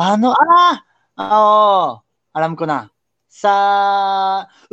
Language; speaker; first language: Filipino; non-native, learner; Japanese